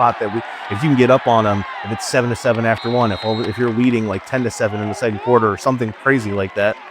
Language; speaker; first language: English; native; English